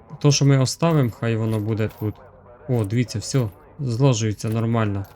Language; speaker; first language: Ukrainian; native; Ukrainian